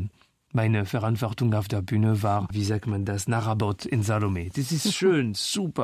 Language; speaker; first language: German; non-native, fluent; French